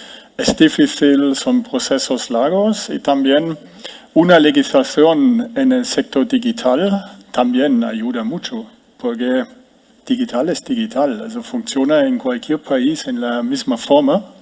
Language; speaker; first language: Spanish; non-native, fluent; German